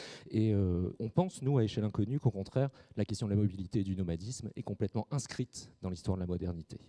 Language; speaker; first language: French; native; French